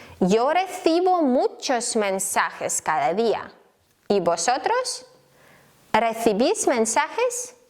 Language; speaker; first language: Spanish; non-native, learner; Ukrainian